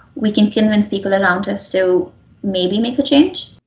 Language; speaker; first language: English; non-native, local second language; Hindi